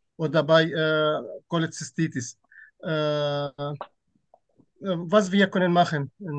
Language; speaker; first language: German; non-native, fluent; Turkish